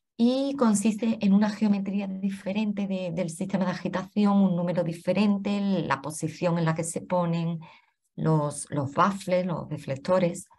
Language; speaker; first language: Spanish; native; Spanish